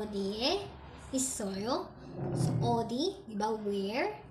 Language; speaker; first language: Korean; non-native, fluent; Filipino